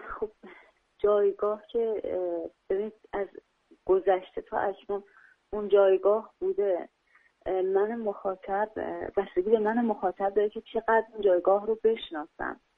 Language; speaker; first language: Persian; native; Persian